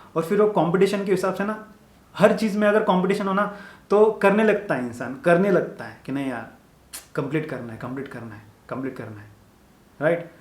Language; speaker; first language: Hindi; non-native, local second language; Marathi